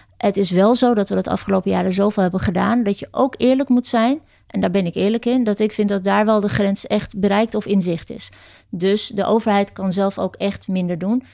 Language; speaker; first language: Dutch; early bilingual, other home language; Turkish